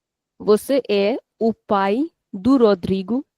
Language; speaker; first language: Portuguese; non-native, fluent; Hindi